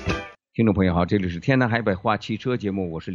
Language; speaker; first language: Chinese; native; Chinese